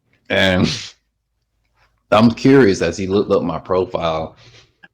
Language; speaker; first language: English; native; English